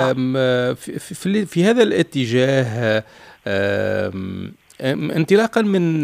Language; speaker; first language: Arabic; native; Arabic